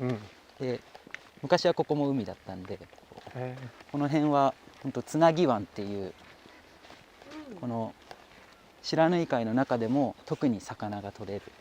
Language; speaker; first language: Japanese; native; Japanese